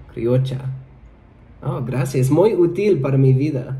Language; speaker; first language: Spanish; non-native, learner; English